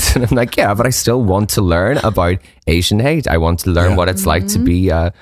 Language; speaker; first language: English; native; English